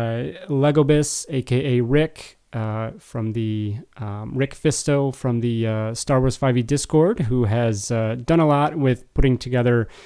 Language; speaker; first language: English; native; English